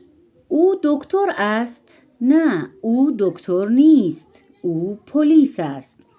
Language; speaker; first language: Persian; non-native, fluent; Urdu